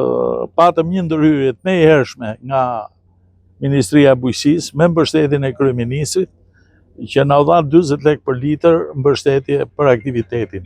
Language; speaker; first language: Albanian; native; Albanian